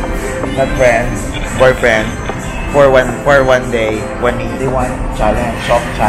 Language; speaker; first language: English; non-native, local second language; Filipino